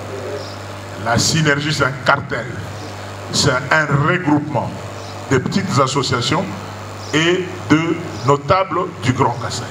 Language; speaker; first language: French; non-native, local second language; Luba-Lulua